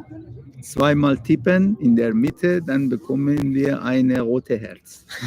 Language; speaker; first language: German; non-native, learner; Persian